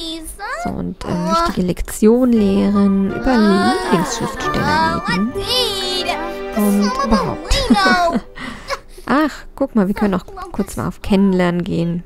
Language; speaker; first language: German; native; German